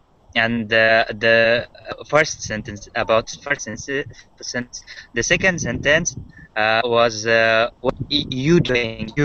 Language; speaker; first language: English; non-native, learner; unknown